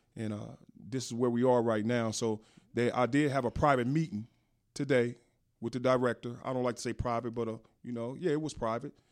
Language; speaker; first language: English; native; English